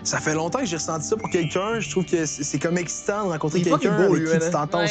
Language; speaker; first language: French; native; French